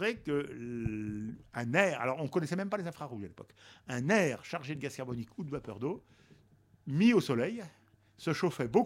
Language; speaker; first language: French; native; French